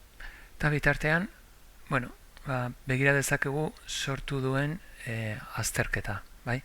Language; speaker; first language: Basque; non-native, local second language; Spanish